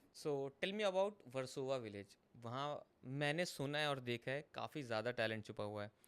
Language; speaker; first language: Hindi; native; Hindi